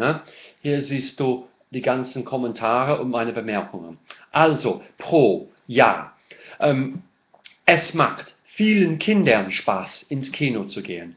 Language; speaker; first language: German; non-native, fluent; English